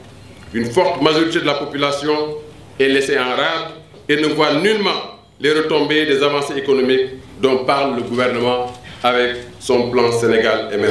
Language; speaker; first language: French; non-native, local second language; Wolof